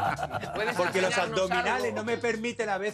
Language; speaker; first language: Spanish; native; Spanish